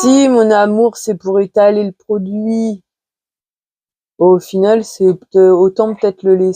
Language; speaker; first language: French; native; French